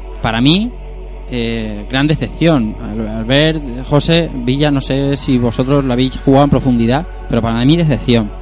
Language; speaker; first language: Spanish; native; Spanish